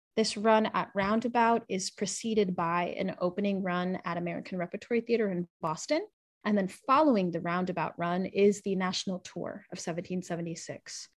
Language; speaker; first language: English; native; English